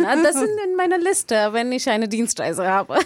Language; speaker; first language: German; non-native, fluent; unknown